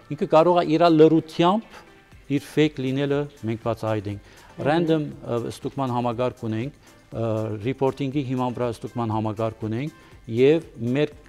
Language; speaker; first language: Armenian; early bilingual, heritage; Armenian